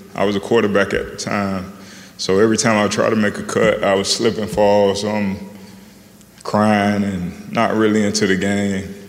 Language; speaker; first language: English; native; English